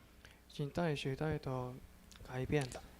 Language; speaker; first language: Chinese; non-native, learner; Korean